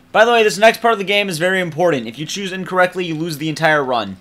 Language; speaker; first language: English; native; English